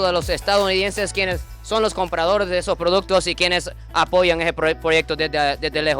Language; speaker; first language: Spanish; non-native, fluent; Japanese